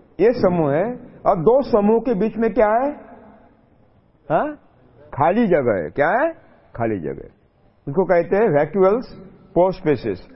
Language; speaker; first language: Hindi; non-native, local second language; Marathi